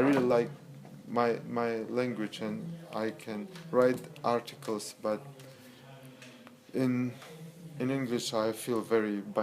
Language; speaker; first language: English; non-native, learner; Russian